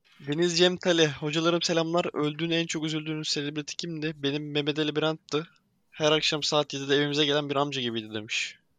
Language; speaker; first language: Turkish; native; Turkish